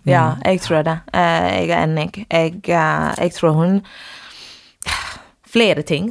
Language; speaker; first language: Norwegian; non-native, fluent; English